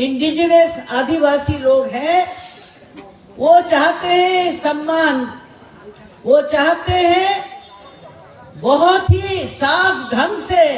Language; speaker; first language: Hindi; non-native, local second language; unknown